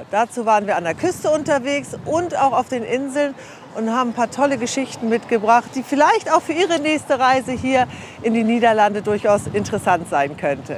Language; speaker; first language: German; native; German